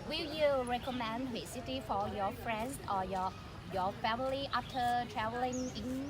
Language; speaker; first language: English; non-native, learner; Vietnamese